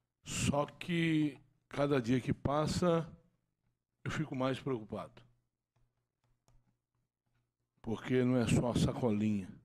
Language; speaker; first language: Portuguese; native; Portuguese